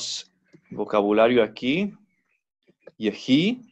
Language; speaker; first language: Spanish; non-native, fluent; English